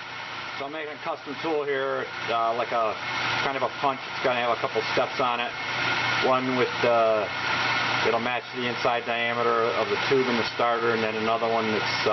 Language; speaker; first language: English; native; English